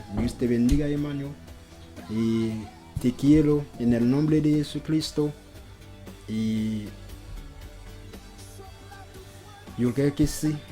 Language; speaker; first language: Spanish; non-native, local second language; Haitian Creole